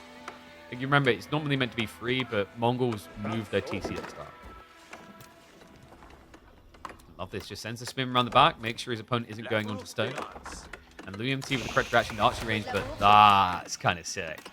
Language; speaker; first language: English; native; English